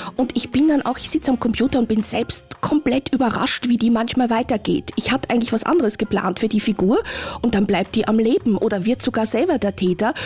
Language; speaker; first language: German; native; German